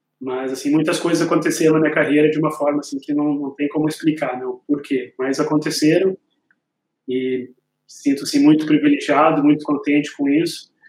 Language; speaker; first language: Portuguese; native; Portuguese